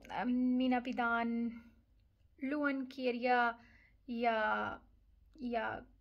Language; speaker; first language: Finnish; non-native, learner; Urdu